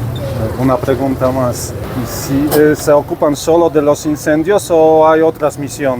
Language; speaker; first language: Spanish; non-native, learner; Polish